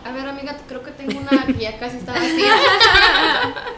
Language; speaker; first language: Spanish; early bilingual, heritage; Spanish